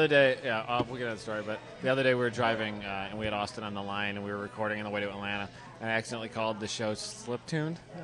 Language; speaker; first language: English; native; English